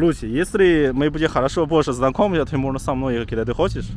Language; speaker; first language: Russian; non-native, learner; Chinese